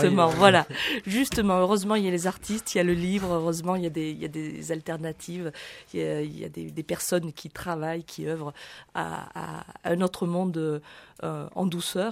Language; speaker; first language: French; native; French